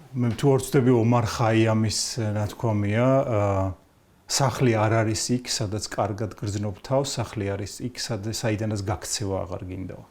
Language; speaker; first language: Georgian; native; Georgian